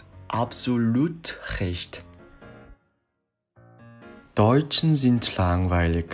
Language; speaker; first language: German; non-native, fluent; Korean